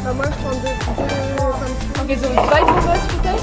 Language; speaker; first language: German; non-native, learner; French